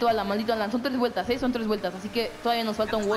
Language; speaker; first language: Spanish; native; Spanish